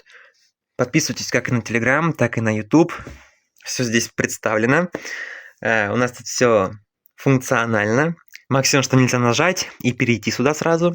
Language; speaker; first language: Russian; native; Russian